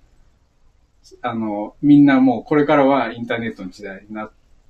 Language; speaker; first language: Japanese; native; Japanese